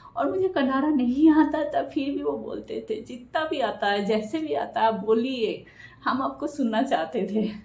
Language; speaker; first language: Hindi; non-native, local second language; Bangla